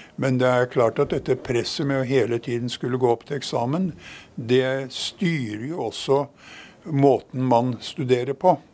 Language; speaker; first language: Norwegian; native; Norwegian